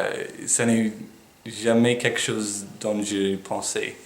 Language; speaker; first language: French; non-native, fluent; English